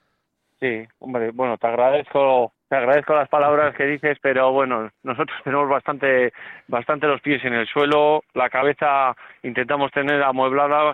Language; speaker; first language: Spanish; native; Spanish